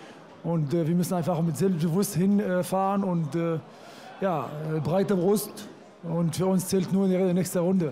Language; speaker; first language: German; non-native, fluent; Arabic